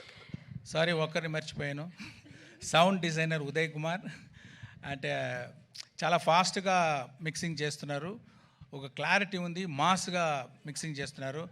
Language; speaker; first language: Telugu; non-native, fluent; Tamil